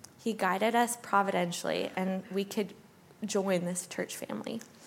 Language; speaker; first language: English; native; English